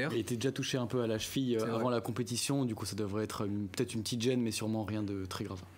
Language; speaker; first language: French; native; French